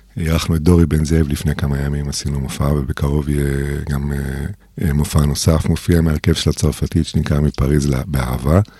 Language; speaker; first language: Hebrew; early bilingual, other home language; English